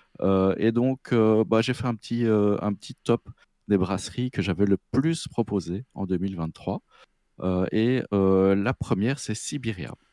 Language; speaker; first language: French; native; French